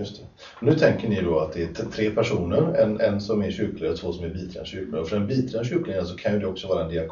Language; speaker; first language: Swedish; native; Swedish